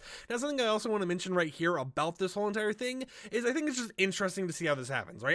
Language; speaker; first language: English; native; English